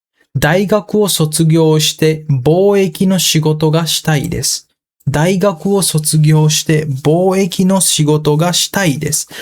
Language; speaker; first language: Japanese; non-native, fluent; Sinhala